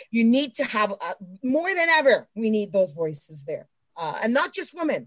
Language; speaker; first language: English; native; English